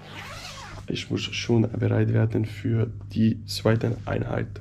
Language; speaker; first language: German; non-native, learner; Danish